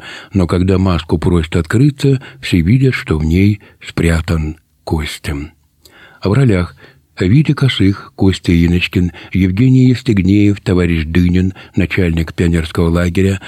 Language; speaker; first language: Russian; native; Russian